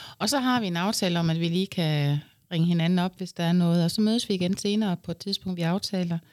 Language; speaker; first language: Danish; native; Danish